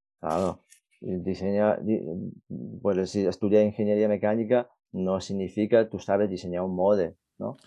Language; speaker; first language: Spanish; non-native, fluent; Chinese